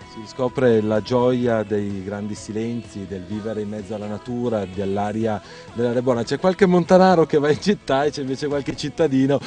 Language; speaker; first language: Italian; native; Italian